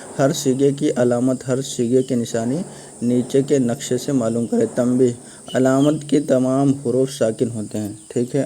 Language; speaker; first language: Urdu; native; Urdu